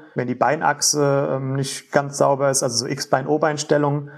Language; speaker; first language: German; native; German